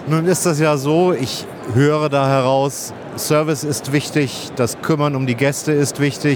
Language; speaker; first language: German; native; German